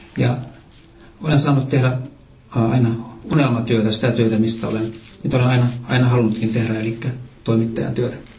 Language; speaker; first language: Finnish; native; Finnish